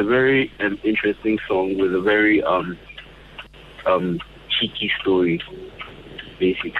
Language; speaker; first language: English; non-native, local second language; Yoruba